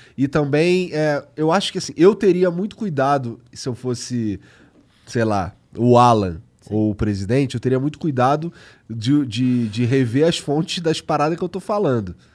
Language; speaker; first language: Portuguese; native; Portuguese